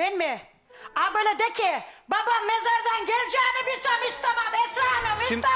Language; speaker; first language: Turkish; native; Turkish